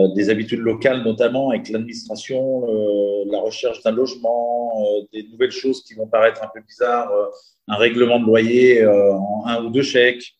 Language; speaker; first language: French; native; French